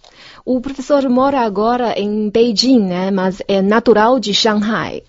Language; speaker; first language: Portuguese; non-native, fluent; Chinese